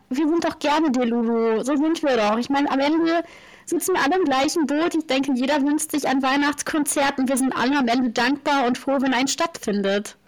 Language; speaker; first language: German; native; German